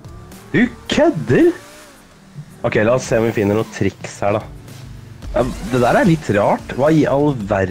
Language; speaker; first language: Norwegian; native; Norwegian